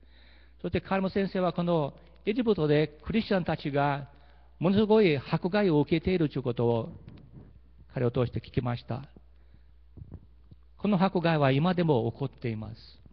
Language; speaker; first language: Japanese; early bilingual, heritage; Portuguese